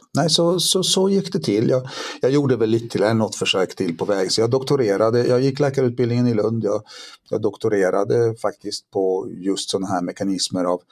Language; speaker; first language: Swedish; early bilingual, other home language; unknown